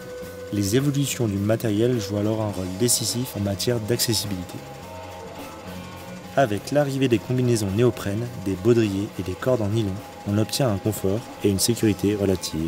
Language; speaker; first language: French; native; French